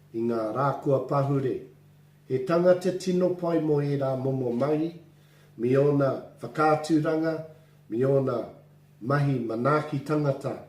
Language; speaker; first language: Māori; non-native, local second language; English